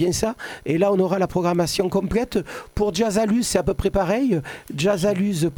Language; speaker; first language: French; native; French